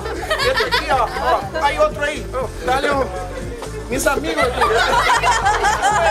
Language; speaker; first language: Spanish; non-native, fluent; Portuguese